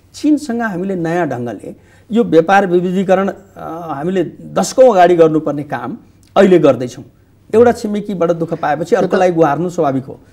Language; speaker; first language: Nepali; non-native, local second language; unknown